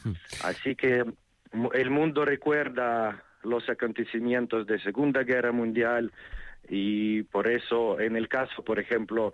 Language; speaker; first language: Spanish; non-native, fluent; Ukrainian